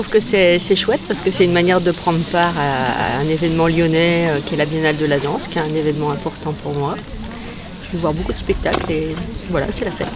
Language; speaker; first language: French; native; French